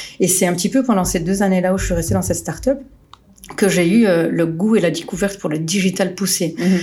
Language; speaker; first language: French; early bilingual, other home language; Portuguese